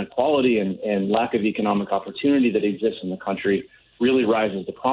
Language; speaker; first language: English; native; English